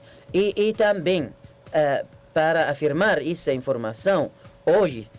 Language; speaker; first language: Portuguese; non-native, learner; Arabic